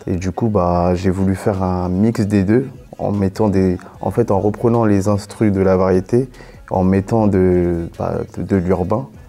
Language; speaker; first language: French; native; French